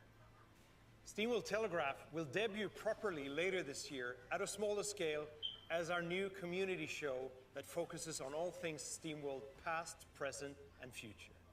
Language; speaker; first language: English; non-native, fluent; Swedish